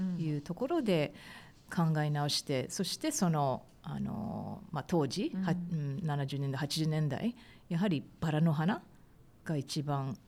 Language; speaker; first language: Japanese; early bilingual, heritage; Japanese